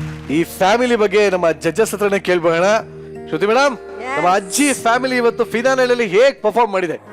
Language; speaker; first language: Kannada; native; Kannada